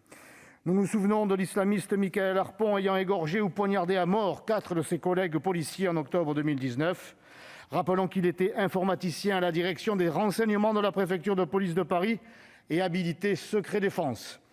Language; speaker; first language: French; native; French